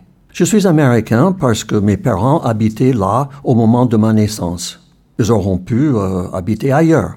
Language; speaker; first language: French; non-native, fluent; English